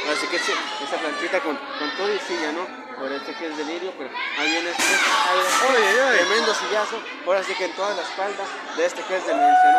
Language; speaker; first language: Spanish; native; Spanish